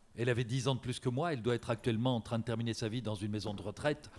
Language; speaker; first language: French; native; French